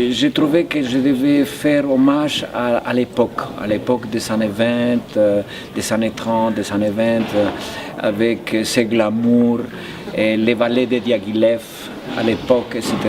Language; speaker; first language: French; non-native, fluent; Spanish